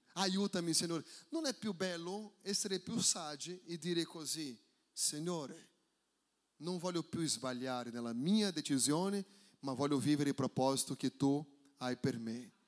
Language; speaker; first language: Italian; non-native, fluent; Portuguese